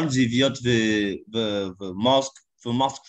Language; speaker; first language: Russian; non-native, learner; Indonesian